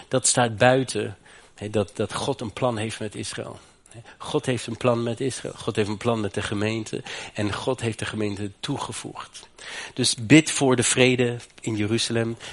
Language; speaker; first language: Dutch; non-native, fluent; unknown